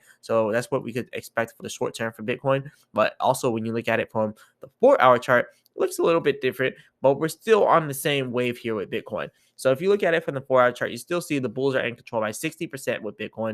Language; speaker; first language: English; native; English